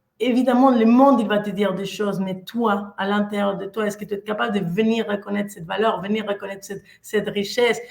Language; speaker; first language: French; non-native, fluent; Spanish